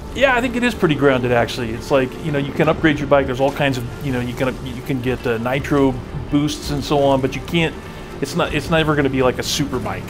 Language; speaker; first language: English; native; English